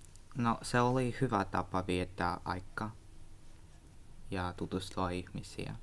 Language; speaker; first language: Finnish; non-native, learner; Russian